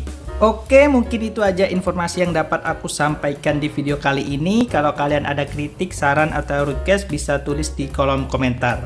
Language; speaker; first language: Indonesian; native; Indonesian